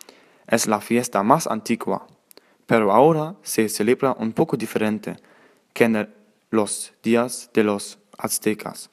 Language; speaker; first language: Spanish; non-native, learner; German